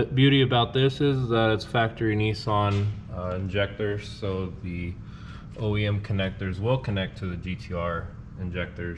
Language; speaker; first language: English; native; English